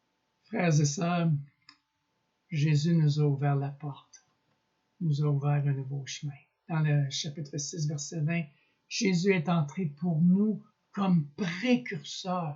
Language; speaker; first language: French; native; French